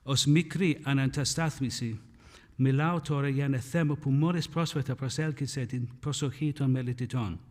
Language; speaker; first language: Greek; non-native, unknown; English